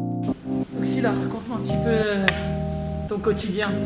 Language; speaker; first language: French; native; French